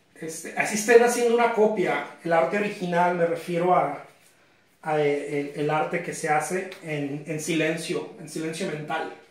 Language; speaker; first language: Spanish; native; Spanish